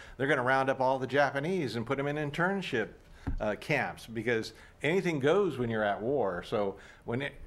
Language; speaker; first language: English; native; English